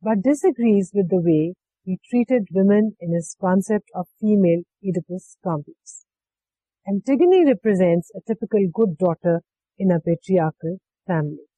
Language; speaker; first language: English; non-native, local second language; Urdu